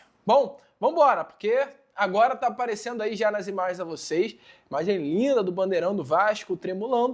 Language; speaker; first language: Portuguese; native; Portuguese